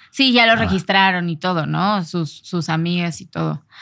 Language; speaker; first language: Spanish; native; Spanish